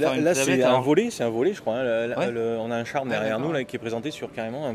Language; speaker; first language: French; native; French